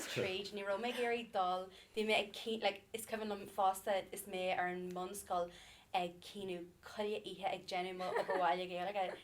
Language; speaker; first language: Irish; non-native, local second language; English